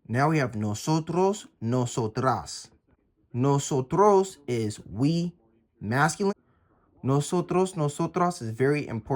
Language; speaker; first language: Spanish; non-native, learner; English